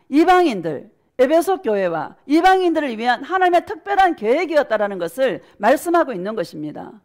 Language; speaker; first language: Korean; native; Korean